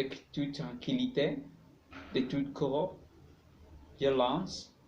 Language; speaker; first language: French; non-native, learner; Spanish